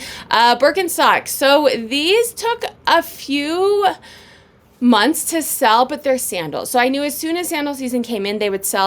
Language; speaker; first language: English; native; English